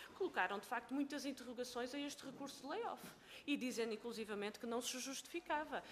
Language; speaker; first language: Portuguese; native; Portuguese